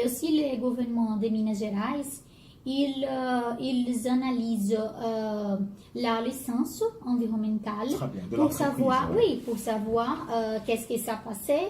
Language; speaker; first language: French; non-native, learner; Portuguese